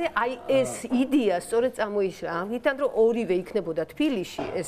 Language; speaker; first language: Georgian; native; Georgian